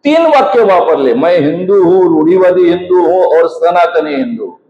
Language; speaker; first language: Hindi; non-native, local second language; Marathi